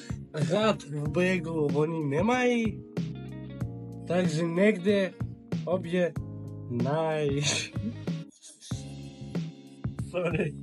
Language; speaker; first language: Czech; non-native, fluent; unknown